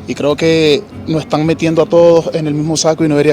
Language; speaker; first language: Spanish; native; Spanish